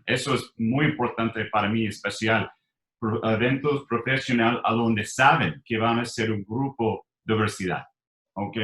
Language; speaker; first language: Spanish; non-native, learner; English